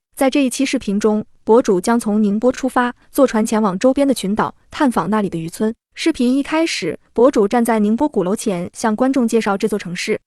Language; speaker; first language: Chinese; native; Chinese